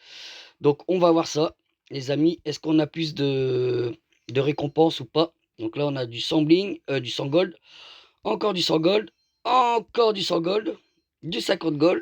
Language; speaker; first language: French; native; French